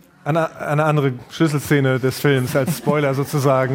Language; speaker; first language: German; native; German